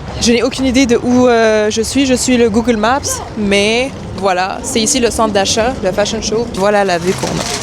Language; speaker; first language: French; early bilingual, other home language; Arabic